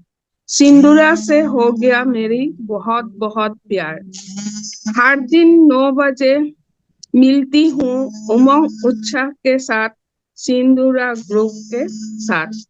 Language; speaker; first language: Hindi; non-native, local second language; Assamese